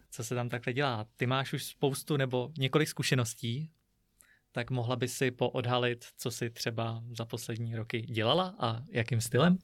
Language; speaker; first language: Czech; native; Czech